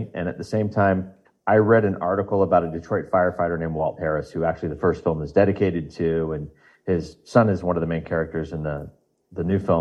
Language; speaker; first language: English; native; English